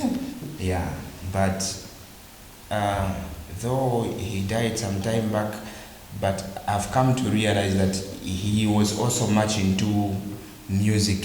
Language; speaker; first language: English; non-native, local second language; Bemba